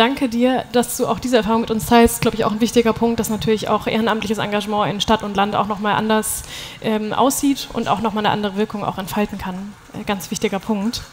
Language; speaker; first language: German; native; German